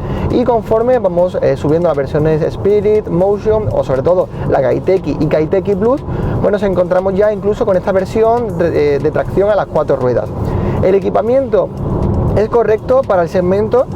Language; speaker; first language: Spanish; native; Spanish